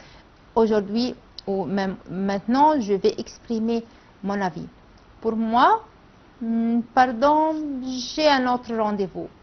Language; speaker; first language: French; non-native, fluent; Arabic